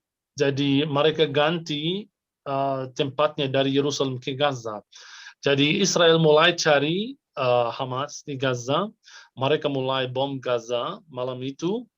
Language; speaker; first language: Indonesian; non-native, fluent; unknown